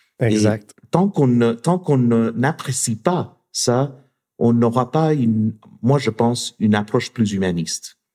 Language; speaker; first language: French; non-native, fluent; English